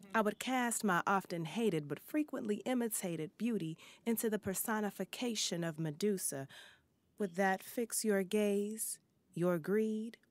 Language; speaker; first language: English; native; English